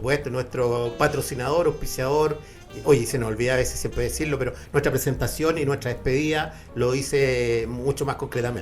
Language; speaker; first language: Spanish; native; Spanish